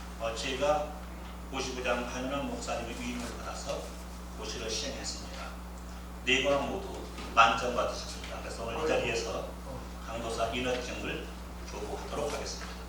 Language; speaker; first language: Korean; native; Korean